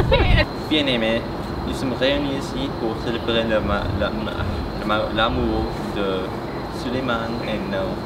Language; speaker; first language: French; non-native, learner; English